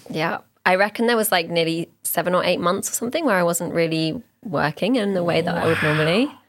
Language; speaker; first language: English; native; English